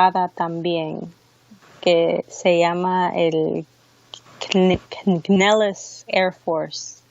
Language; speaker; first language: Spanish; early bilingual, heritage; Spanish